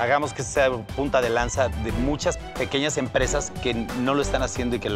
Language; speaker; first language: Spanish; native; Spanish